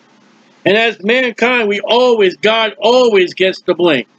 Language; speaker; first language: English; native; English